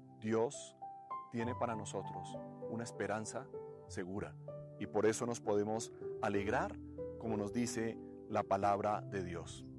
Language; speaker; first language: Spanish; native; Spanish